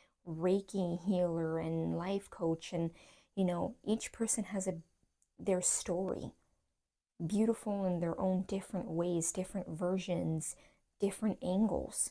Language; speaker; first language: English; native; English